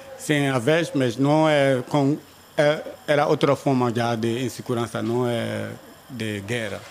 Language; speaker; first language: Portuguese; non-native, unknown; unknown